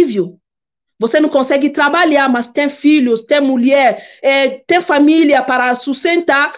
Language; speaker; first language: Portuguese; non-native, fluent; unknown